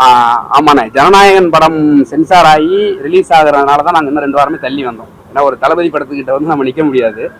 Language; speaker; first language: Tamil; native; Tamil